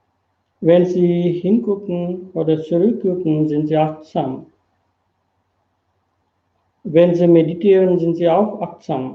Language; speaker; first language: German; non-native, fluent; Sinhala